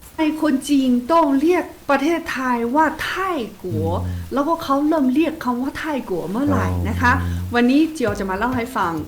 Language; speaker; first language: Thai; non-native, fluent; Chinese